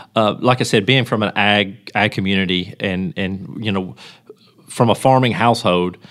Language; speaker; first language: English; native; English